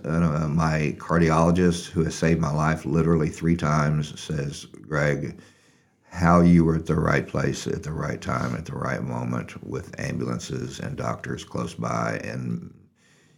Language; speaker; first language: English; native; English